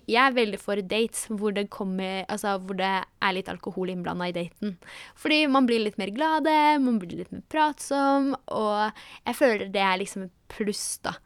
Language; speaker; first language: Norwegian; early bilingual, other home language; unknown